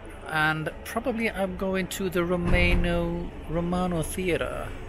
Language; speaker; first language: English; non-native, fluent; Swedish